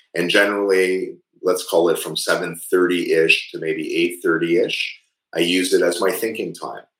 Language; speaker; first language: English; early bilingual, other home language; French